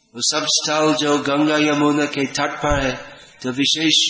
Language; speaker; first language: Hindi; non-native, fluent; English